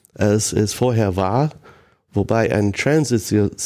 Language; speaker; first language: German; non-native, fluent; English